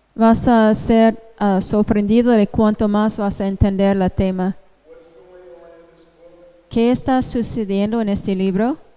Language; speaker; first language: Spanish; non-native, fluent; English